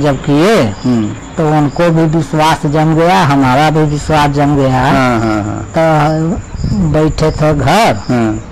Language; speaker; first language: Hindi; native; Hindi